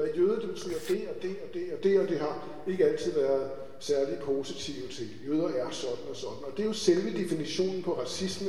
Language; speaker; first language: Danish; native; Danish